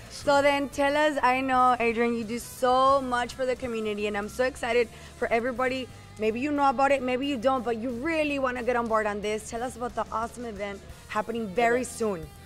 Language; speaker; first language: English; early bilingual, other home language; Spanish